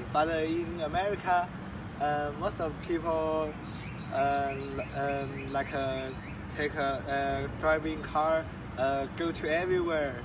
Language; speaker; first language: English; non-native, learner; Chinese